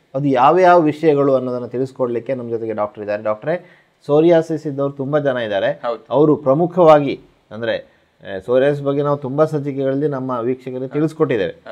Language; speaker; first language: Kannada; native; Kannada